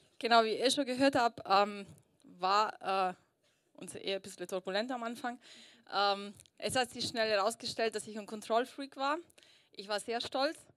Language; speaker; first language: German; early bilingual, other home language; Italian